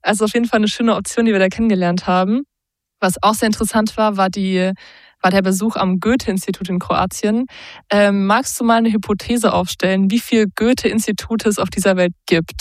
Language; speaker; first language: German; native; German